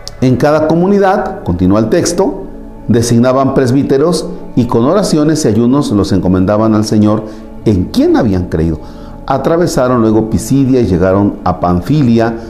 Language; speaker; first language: Spanish; native; Spanish